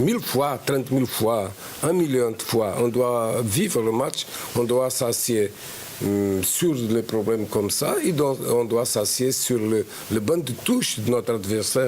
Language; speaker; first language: French; non-native, fluent; Portuguese